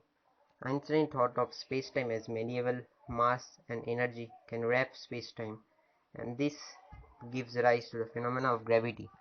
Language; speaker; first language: English; non-native, fluent; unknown